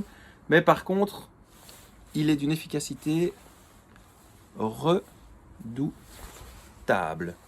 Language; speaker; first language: French; native; French